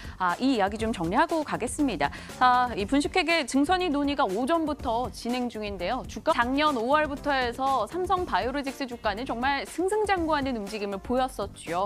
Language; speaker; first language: Korean; native; Korean